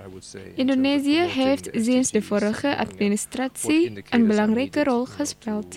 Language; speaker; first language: Dutch; non-native, learner; Indonesian